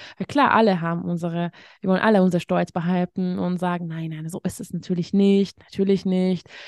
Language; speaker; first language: German; non-native, fluent; Hungarian